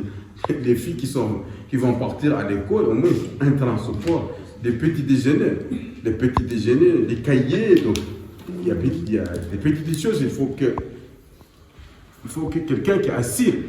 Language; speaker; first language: French; non-native, local second language; Arabic